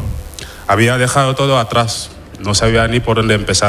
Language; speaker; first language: Spanish; non-native, fluent; Wolof